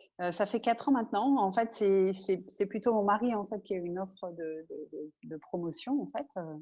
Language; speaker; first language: French; native; French